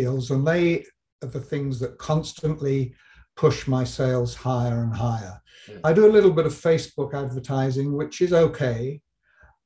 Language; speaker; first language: English; native; English